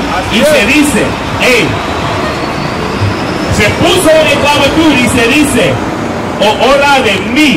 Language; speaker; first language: Spanish; non-native, learner; English